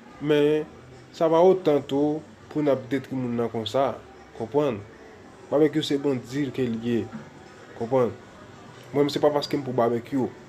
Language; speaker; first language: Haitian Creole; native; Haitian Creole